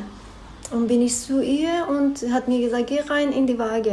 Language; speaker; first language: German; non-native, learner; Persian